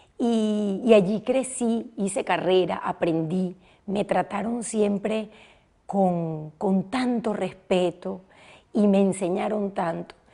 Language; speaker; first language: Spanish; native; Spanish